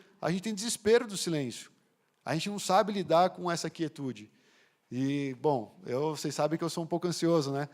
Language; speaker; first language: Portuguese; native; Portuguese